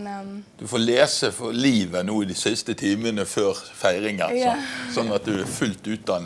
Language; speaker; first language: Norwegian; native; Norwegian